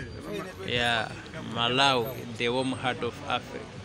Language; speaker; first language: English; non-native, fluent; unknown